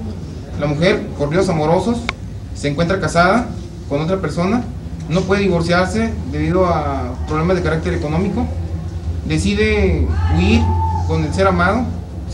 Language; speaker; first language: Spanish; native; Spanish